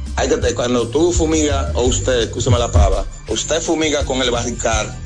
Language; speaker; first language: Spanish; native; Spanish